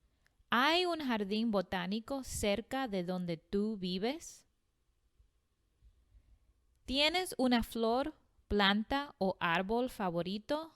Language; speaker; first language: Spanish; non-native, fluent; English